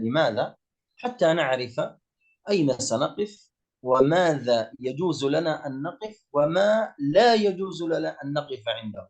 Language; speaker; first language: Arabic; native; Arabic